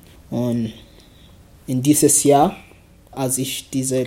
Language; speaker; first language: German; non-native, learner; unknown